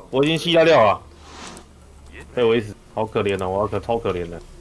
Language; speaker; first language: Chinese; native; Chinese